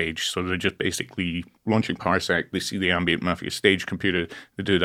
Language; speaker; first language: English; native; English